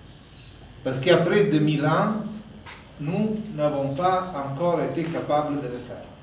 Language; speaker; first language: French; non-native, fluent; Italian